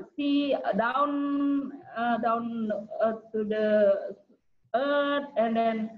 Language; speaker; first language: English; non-native, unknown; Indonesian